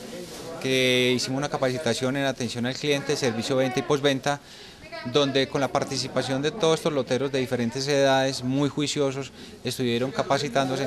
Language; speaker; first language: Spanish; native; Spanish